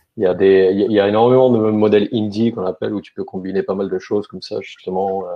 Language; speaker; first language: French; native; French